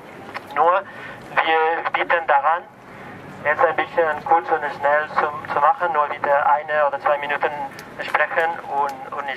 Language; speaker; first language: German; non-native, fluent; Catalan